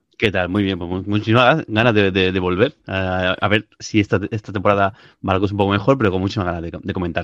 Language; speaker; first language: Spanish; native; Spanish